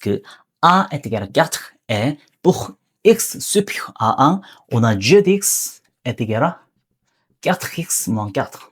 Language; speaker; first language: French; non-native, learner; Korean